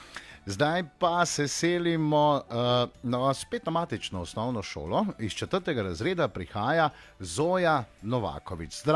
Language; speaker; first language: Slovenian; native; Slovenian